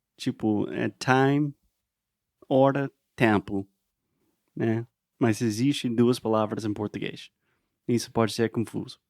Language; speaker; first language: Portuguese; non-native, fluent; English